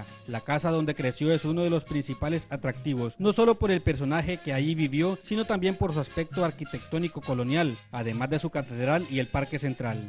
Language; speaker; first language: Spanish; native; Spanish